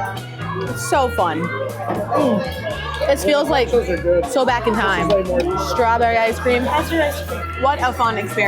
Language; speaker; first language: English; native; English